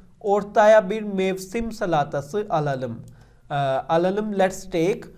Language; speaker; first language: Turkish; non-native, learner; Urdu